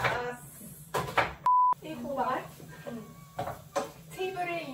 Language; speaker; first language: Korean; non-native, learner; French